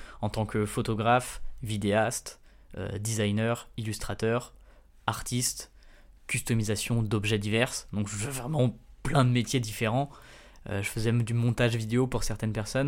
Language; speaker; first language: French; native; French